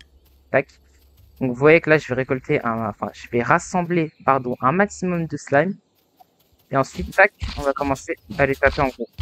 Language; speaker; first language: French; native; French